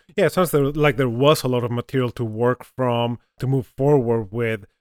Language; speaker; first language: English; non-native, fluent; Spanish